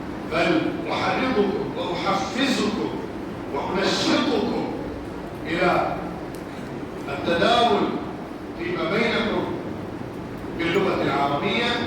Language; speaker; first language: Arabic; non-native, fluent; Urdu